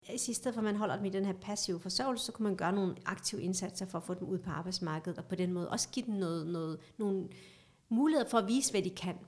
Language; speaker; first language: Danish; early bilingual, other home language; Kurdish